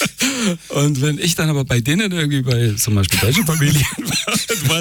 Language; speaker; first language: German; early bilingual, other home language; Persian